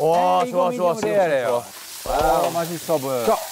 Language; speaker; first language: Korean; non-native, fluent; Italian